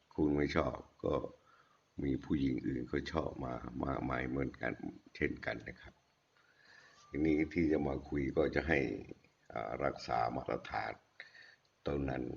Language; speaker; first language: Thai; native; Thai